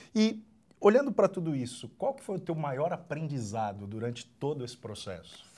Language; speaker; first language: Portuguese; native; Portuguese